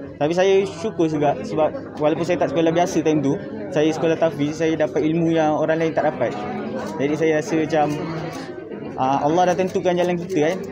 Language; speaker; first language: Malay; native; Malay